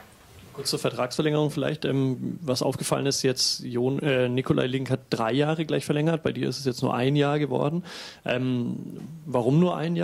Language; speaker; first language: German; native; German